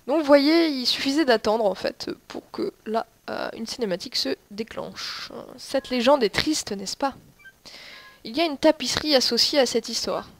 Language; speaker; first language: French; native; French